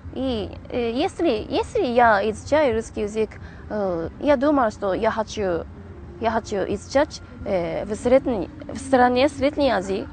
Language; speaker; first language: Russian; non-native, learner; Japanese